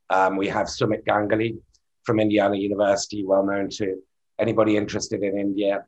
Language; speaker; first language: English; native; English